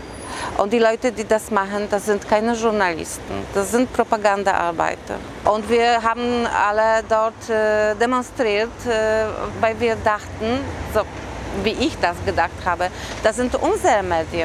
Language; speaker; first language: German; non-native, fluent; Polish